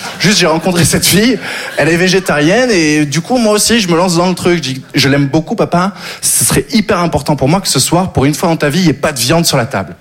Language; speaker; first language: French; native; French